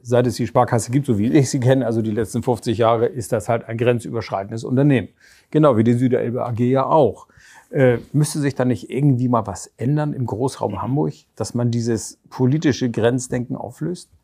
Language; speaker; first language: German; native; German